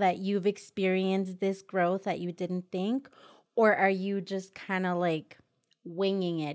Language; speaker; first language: English; early bilingual, other home language; Spanish